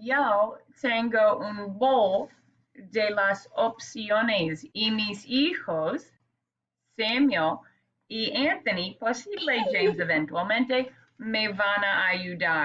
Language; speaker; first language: Spanish; non-native, fluent; English